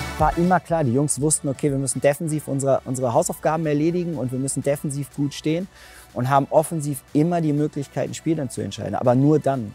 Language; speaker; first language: German; native; German